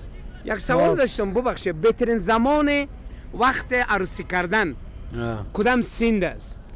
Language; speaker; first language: Persian; native; Persian